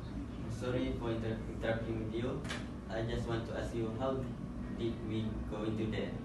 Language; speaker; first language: English; non-native, learner; Malay